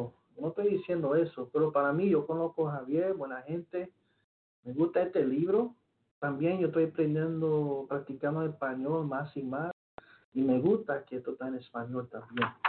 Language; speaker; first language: Spanish; early bilingual, heritage; Spanish